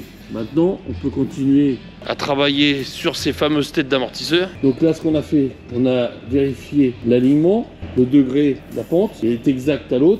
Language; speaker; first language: French; native; French